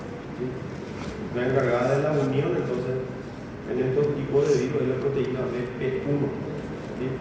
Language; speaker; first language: Spanish; native; Spanish